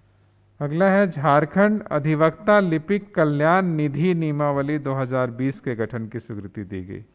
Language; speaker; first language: Hindi; native; Hindi